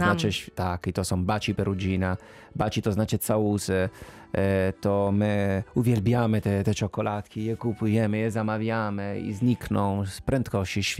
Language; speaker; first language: Polish; non-native, fluent; Italian